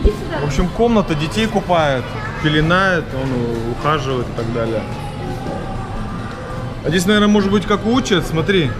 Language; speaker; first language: Russian; native; Russian